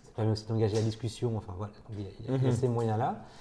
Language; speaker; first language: French; native; French